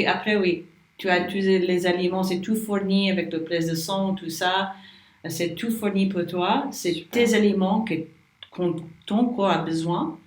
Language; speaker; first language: French; non-native, learner; English